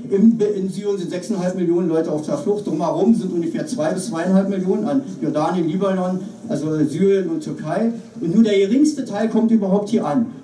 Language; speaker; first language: German; native; German